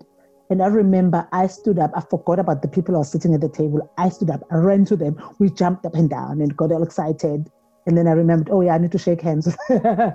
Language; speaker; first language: English; non-native, local second language; Zulu